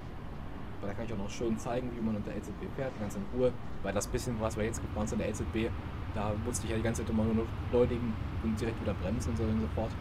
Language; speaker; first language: German; native; German